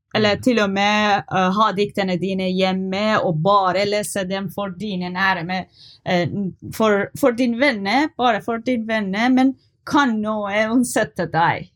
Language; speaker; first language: Norwegian; non-native, learner; Persian